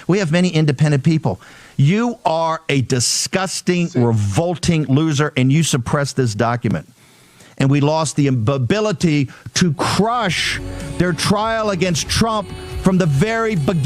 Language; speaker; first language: English; native; English